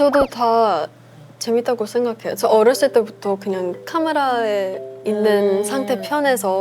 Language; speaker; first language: Korean; early bilingual, heritage; English